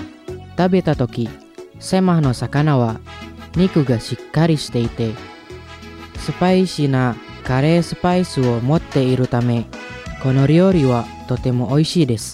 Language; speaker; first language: Japanese; non-native, fluent; Indonesian